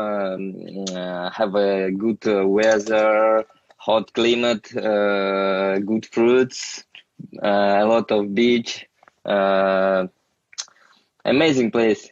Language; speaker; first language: English; non-native, learner; Russian